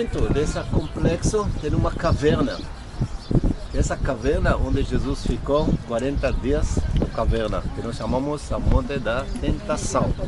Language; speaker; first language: Portuguese; non-native, fluent; Hebrew